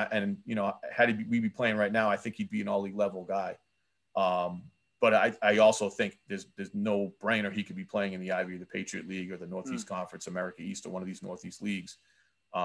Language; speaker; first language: English; native; English